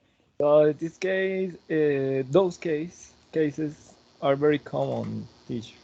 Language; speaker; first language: English; non-native, learner; Spanish